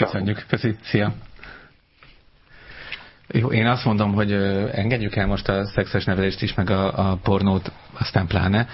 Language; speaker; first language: Hungarian; native; Hungarian